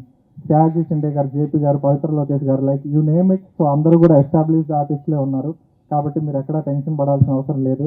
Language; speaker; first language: Telugu; native; Telugu